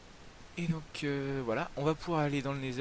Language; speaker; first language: French; native; French